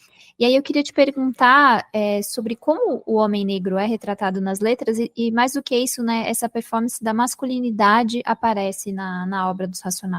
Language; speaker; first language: Portuguese; native; Portuguese